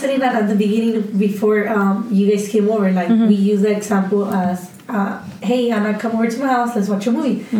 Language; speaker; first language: English; early bilingual, other home language; Spanish